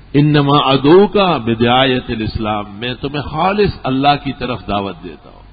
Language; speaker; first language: Urdu; non-native, local second language; Pashto